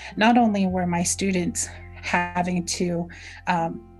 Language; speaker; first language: English; early bilingual, other home language; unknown